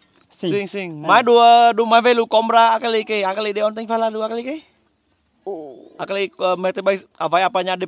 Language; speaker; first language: Portuguese; non-native, learner; Vietnamese